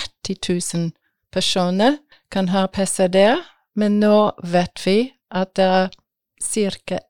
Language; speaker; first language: Norwegian; non-native, fluent; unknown